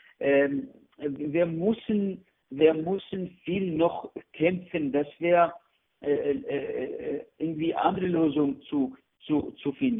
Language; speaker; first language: German; non-native, learner; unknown